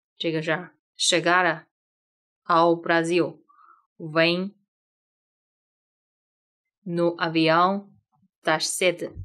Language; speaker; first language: Portuguese; non-native, fluent; Chinese